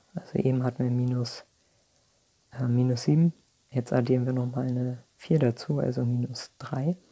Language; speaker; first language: German; native; German